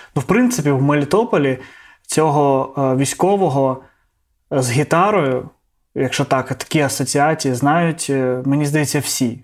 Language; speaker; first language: Ukrainian; non-native, local second language; Russian